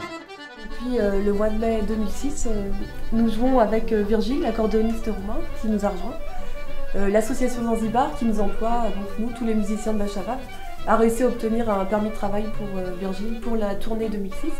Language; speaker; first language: French; native; French